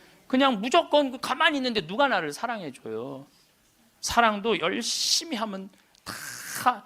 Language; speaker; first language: Korean; native; Korean